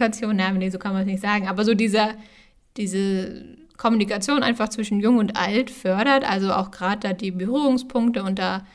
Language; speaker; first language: German; native; German